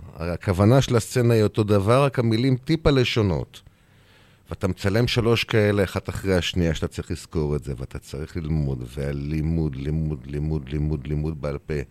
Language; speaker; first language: Hebrew; native; Hebrew